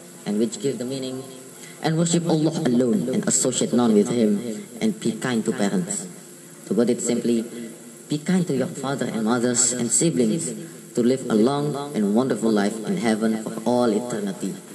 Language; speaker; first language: English; non-native, fluent; Indonesian